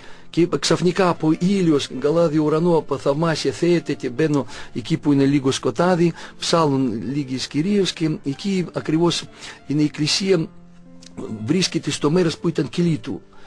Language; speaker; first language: Greek; non-native, fluent; Russian